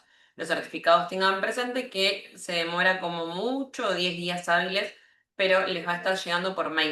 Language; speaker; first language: Spanish; native; Spanish